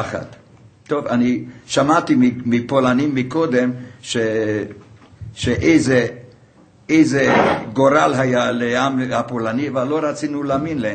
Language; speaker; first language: Hebrew; non-native, fluent; Hungarian